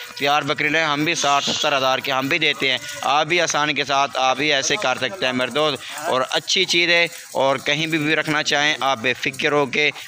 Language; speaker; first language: Urdu; non-native, local second language; Saraiki